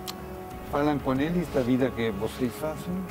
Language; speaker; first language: Portuguese; non-native, fluent; Spanish